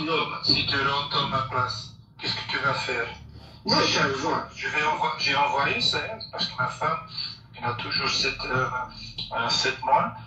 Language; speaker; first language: French; non-native, local second language; Dutch